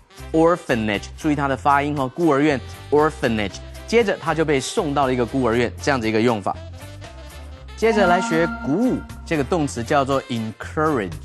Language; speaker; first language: Chinese; native; Chinese